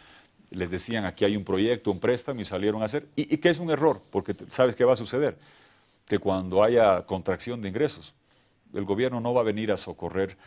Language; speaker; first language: Spanish; native; Spanish